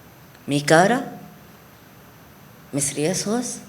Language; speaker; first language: Spanish; non-native, fluent; Arabic